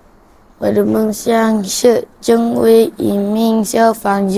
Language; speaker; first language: Chinese; non-native, learner; Malay